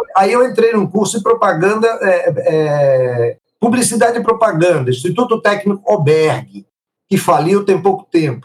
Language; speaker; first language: Portuguese; early bilingual, other home language; Italian